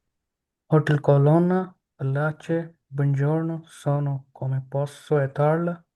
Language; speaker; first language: Italian; non-native, learner; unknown